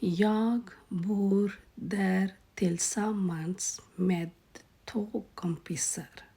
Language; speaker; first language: Swedish; non-native, learner; Urdu